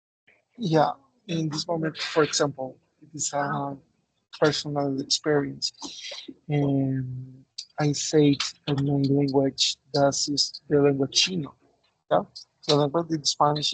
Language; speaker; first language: English; non-native, learner; Spanish